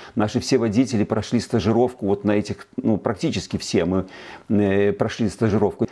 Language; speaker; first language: Russian; native; Russian